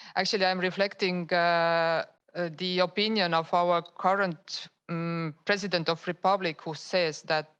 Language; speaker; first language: English; non-native, fluent; Estonian